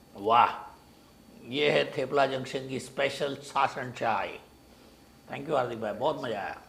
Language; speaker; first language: Hindi; non-native, local second language; Marathi